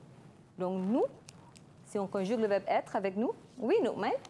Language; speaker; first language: French; non-native, fluent; Malay